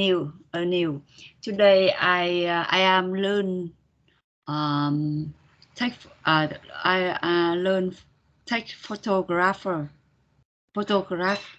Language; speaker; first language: English; non-native, learner; Vietnamese